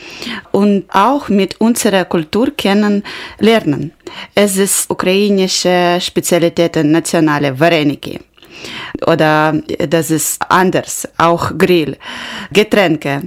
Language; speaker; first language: German; non-native, learner; Ukrainian